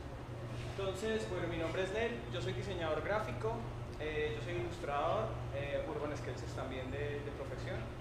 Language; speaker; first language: Spanish; native; Spanish